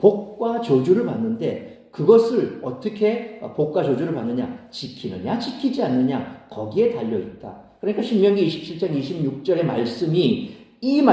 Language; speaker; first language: Korean; native; Korean